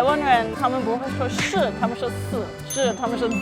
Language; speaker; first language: Chinese; non-native, fluent; English